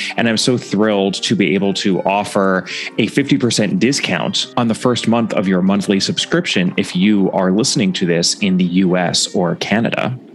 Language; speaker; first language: English; native; English